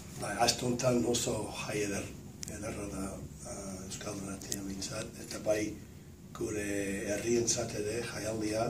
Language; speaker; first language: Basque; early bilingual, heritage; Basque